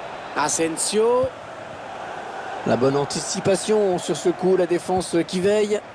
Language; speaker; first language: French; native; French